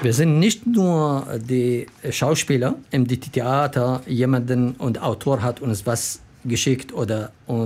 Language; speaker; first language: German; non-native, learner; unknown